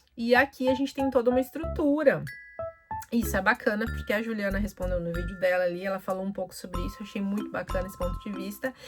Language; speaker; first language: Portuguese; native; Portuguese